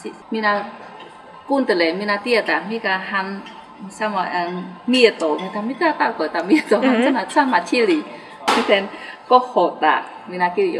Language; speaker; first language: Finnish; non-native, learner; Khmer